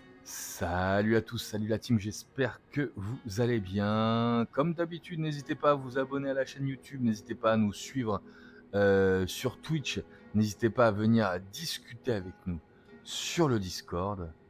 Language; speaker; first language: French; native; French